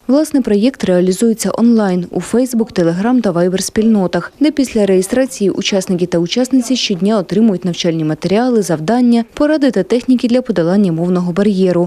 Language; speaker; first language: Ukrainian; native; Ukrainian